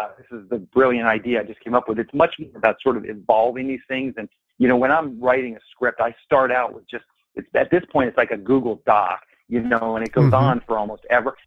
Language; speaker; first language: English; native; English